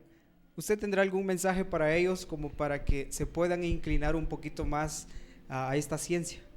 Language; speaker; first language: Spanish; native; Spanish